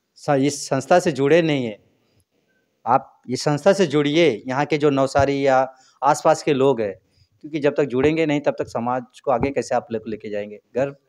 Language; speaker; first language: Hindi; native; Hindi